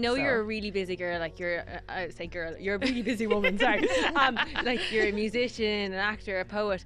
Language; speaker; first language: English; native; English